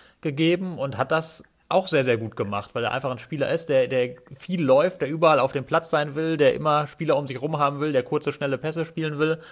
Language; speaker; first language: German; native; German